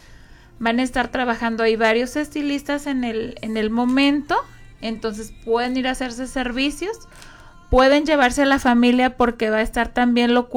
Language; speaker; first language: Spanish; native; Spanish